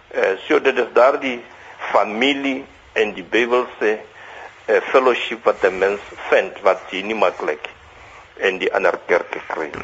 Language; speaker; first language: Afrikaans; non-native, local second language; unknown